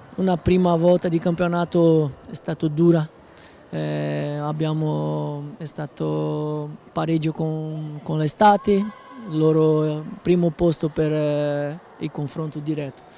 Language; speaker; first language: Italian; non-native, learner; Portuguese